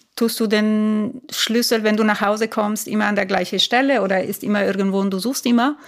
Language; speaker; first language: German; non-native, fluent; Italian